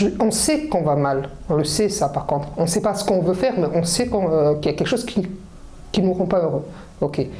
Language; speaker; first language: French; early bilingual, other home language; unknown